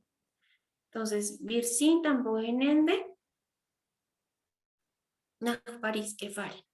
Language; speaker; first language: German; non-native, fluent; Spanish